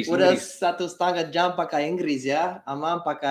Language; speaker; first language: Indonesian; non-native, learner; English